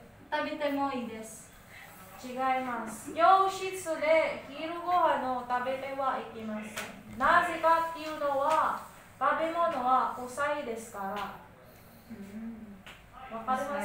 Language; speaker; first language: Japanese; non-native, learner; Filipino